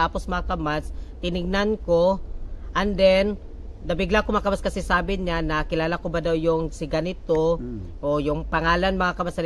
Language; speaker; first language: Filipino; non-native, local second language; Cebuano